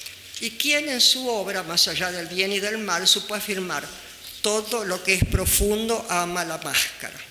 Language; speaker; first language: Spanish; native; Spanish